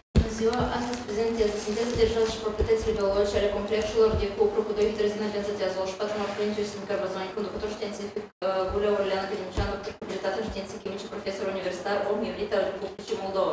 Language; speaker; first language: Romanian; non-native, local second language; Russian